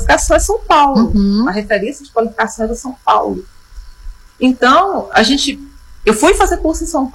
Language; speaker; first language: Portuguese; native; Portuguese